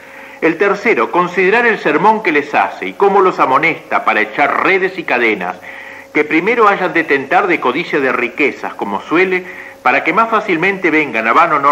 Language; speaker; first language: Spanish; native; Spanish